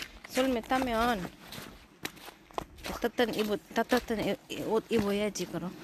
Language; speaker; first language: Korean; non-native, learner; Filipino